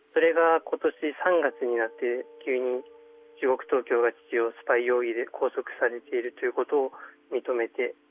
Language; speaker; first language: Japanese; early bilingual, other home language; Chinese